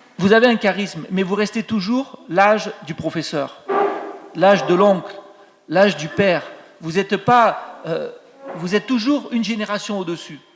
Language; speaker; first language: French; native; French